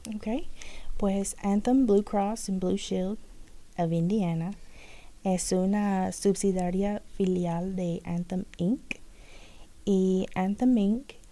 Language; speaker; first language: Spanish; non-native, fluent; English